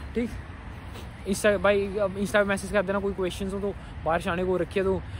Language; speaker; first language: Hindi; native; Hindi